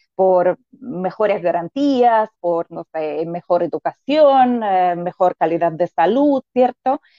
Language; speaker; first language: Spanish; non-native, fluent; Russian